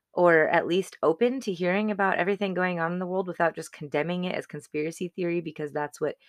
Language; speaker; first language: English; native; English